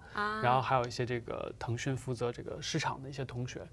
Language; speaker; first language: Chinese; native; Chinese